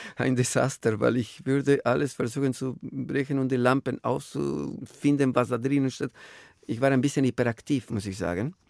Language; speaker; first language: German; non-native, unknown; Spanish